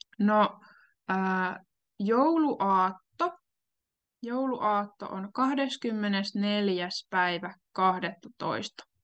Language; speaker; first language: Finnish; native; Finnish